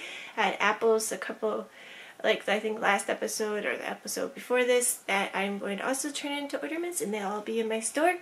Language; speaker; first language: English; native; English